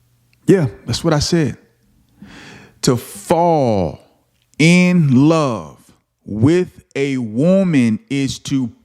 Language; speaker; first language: English; native; English